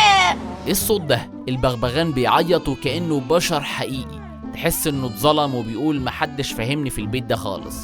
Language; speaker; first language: Arabic; native; Arabic